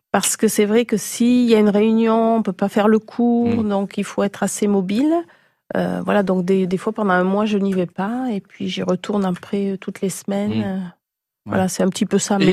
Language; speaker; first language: French; native; French